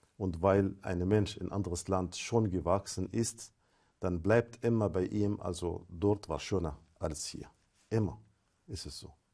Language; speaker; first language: German; non-native, fluent; Arabic